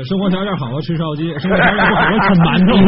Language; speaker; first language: Chinese; native; Chinese